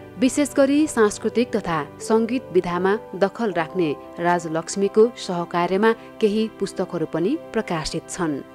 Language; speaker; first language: Nepali; native; Nepali